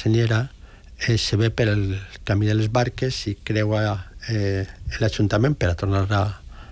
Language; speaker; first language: Catalan; early bilingual, other home language; Spanish